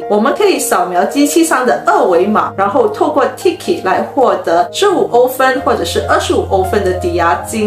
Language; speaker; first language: Chinese; native; Chinese